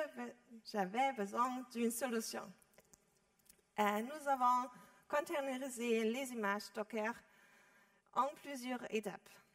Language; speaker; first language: French; non-native, learner; German